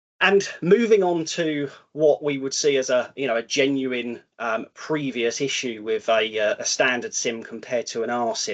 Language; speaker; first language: English; native; English